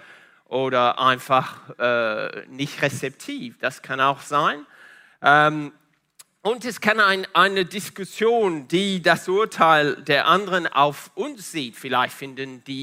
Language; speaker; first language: German; non-native, fluent; Italian